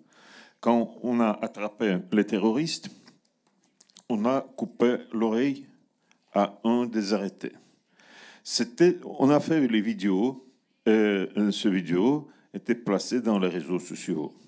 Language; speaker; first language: French; non-native, learner; Russian